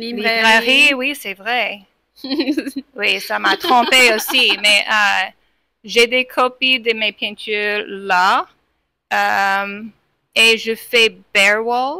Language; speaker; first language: French; non-native, fluent; English